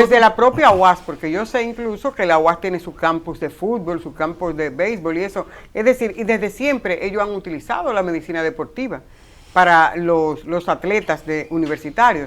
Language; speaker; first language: Spanish; native; Spanish